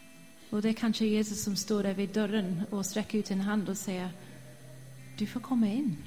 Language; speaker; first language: Swedish; non-native, fluent; English